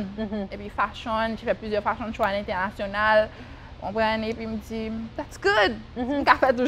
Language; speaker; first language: French; non-native, local second language; Haitian Creole